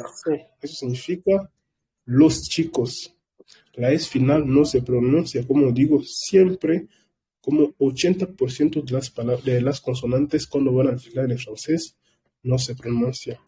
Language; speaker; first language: Spanish; non-native, fluent; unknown